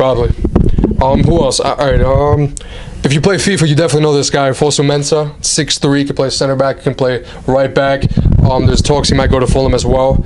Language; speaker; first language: English; native; English